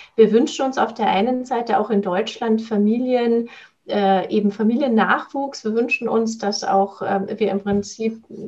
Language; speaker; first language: German; native; German